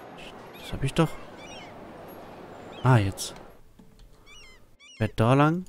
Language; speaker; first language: German; native; German